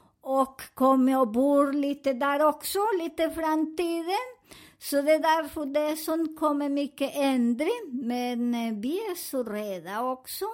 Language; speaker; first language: Swedish; non-native, learner; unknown